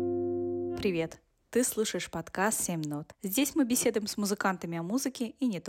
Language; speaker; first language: Russian; native; Russian